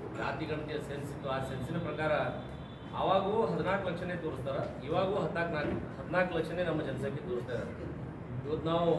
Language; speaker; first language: Kannada; non-native, local second language; Lambadi